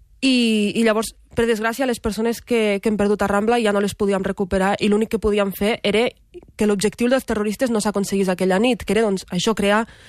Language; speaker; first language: Catalan; early bilingual, other home language; Arabic